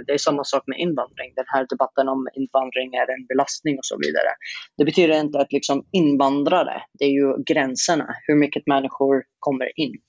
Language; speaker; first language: Swedish; non-native, fluent; Arabic